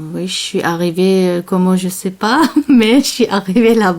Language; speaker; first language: French; non-native, learner; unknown